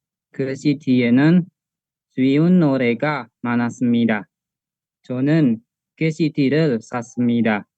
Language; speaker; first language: Korean; non-native, learner; Indonesian